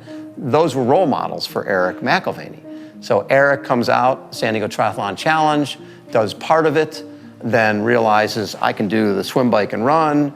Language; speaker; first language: English; native; English